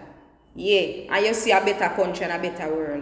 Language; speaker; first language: English; non-native, local second language; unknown